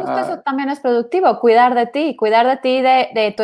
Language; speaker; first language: Spanish; native; Spanish